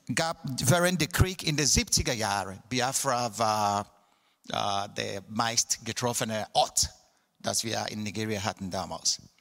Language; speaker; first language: German; non-native, fluent; Igbo